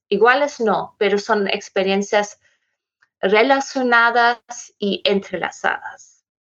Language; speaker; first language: Spanish; non-native, fluent; German